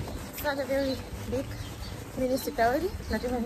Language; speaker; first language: English; non-native, fluent; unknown